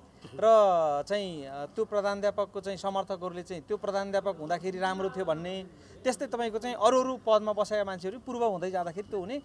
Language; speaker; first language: Nepali; native; Nepali